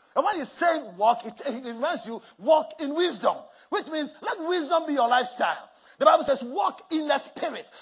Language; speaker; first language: English; non-native, local second language; Akan